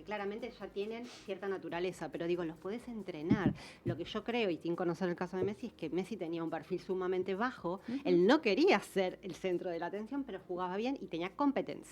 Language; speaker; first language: Spanish; native; Spanish